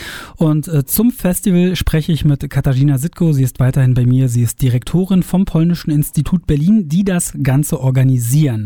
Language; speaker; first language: German; native; German